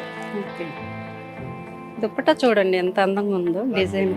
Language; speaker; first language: Telugu; native; Telugu